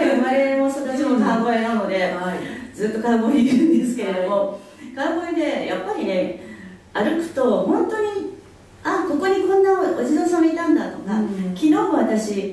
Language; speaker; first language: Japanese; native; Japanese